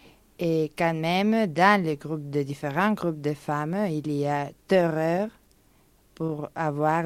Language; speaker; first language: French; non-native, fluent; Spanish